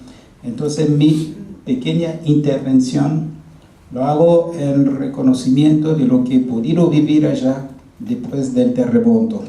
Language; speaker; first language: Spanish; non-native, fluent; Haitian Creole